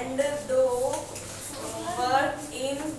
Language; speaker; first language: English; non-native, learner; Hindi